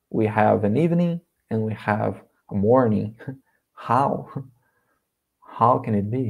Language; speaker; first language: English; non-native, learner; Portuguese